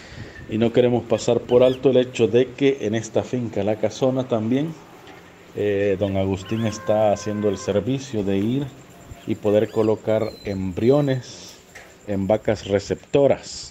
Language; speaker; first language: Spanish; native; Spanish